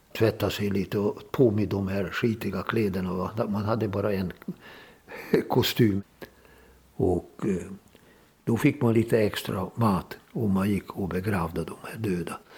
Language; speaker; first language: Swedish; non-native, fluent; Hungarian